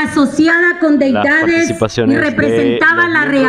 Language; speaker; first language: Spanish; native; Spanish